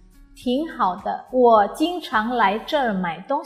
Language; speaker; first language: Chinese; non-native, fluent; Indonesian